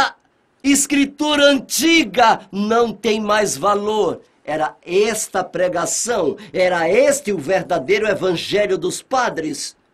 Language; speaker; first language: Portuguese; native; Portuguese